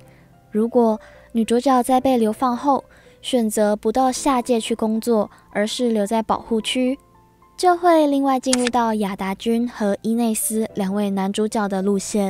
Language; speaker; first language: Chinese; native; Chinese